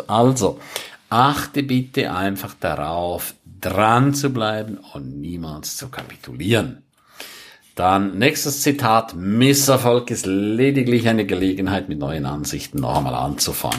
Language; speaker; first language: German; native; German